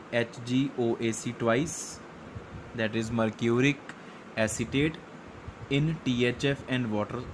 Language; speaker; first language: English; non-native, local second language; Punjabi